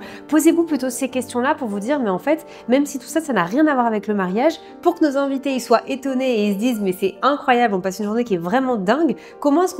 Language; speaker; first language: French; native; French